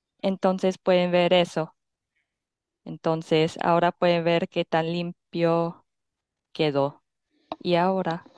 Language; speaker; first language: Spanish; non-native, fluent; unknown